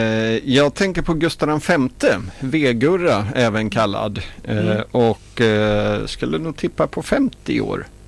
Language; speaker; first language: Swedish; native; Swedish